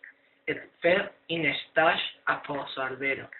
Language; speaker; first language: French; non-native, learner; Spanish